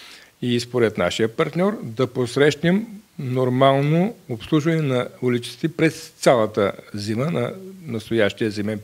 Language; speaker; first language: Bulgarian; native; Bulgarian